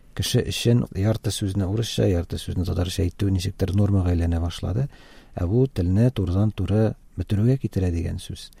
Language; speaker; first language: Tatar; native; Tatar